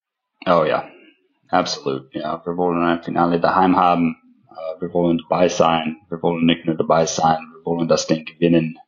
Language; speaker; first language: German; non-native, fluent; English